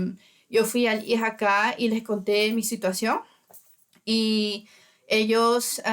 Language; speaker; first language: Spanish; early bilingual, heritage; Spanish